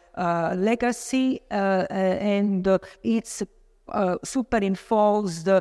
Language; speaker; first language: English; non-native, fluent; Slovenian